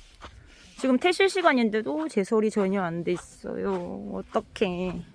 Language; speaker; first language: Korean; native; Korean